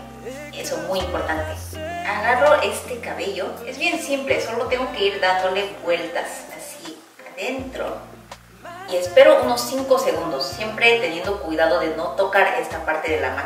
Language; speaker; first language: Spanish; non-native, fluent; Korean